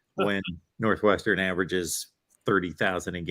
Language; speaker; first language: English; native; English